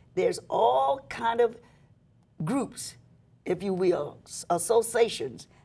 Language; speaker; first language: English; native; English